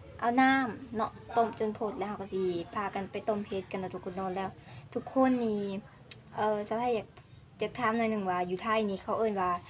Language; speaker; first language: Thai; non-native, local second language; Lao